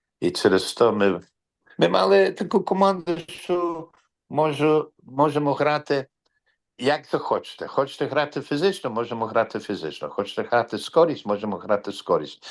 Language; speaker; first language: Ukrainian; early bilingual, heritage; Ukrainian